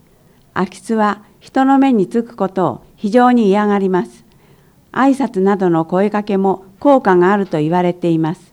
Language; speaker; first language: Japanese; native; Japanese